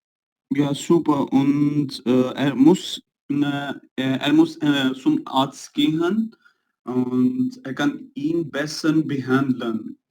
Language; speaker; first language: German; non-native, learner; Urdu